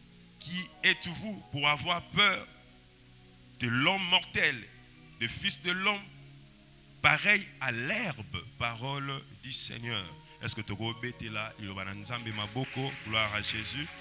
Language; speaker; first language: French; non-native, local second language; Lingala